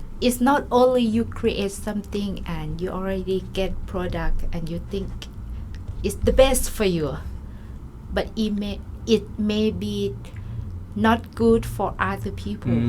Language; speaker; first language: English; non-native, learner; Thai